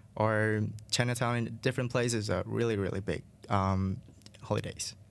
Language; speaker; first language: English; non-native, fluent; Vietnamese